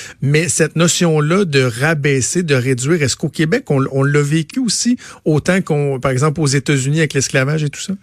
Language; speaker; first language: French; native; French